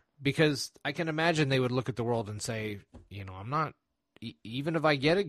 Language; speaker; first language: English; native; English